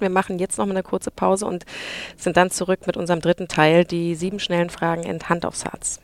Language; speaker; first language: German; native; German